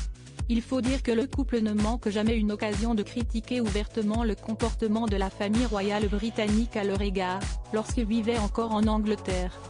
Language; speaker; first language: French; native; French